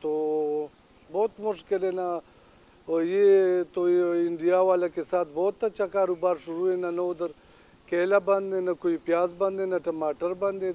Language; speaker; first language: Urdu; non-native, local second language; Pashto